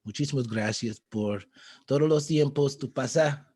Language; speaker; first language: Spanish; non-native, learner; English